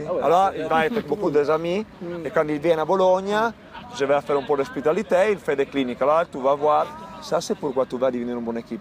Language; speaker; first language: French; non-native, learner; Italian